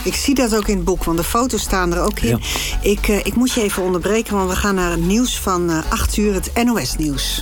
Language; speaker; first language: Dutch; native; Dutch